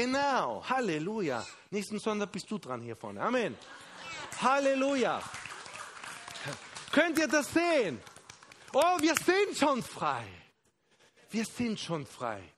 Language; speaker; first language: German; non-native, fluent; Spanish